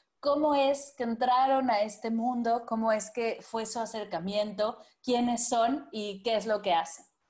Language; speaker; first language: Spanish; native; Spanish